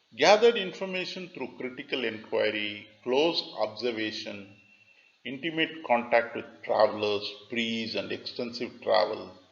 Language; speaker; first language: English; non-native, local second language; Tamil